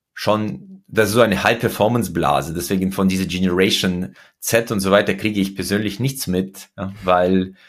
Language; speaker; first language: German; early bilingual, other home language; Russian